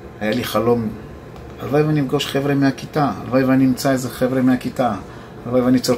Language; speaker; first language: Hebrew; native; Hebrew